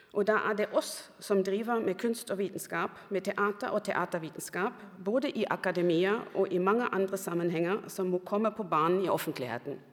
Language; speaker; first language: Norwegian; non-native, fluent; German